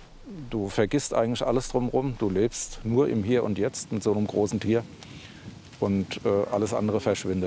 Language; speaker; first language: German; native; German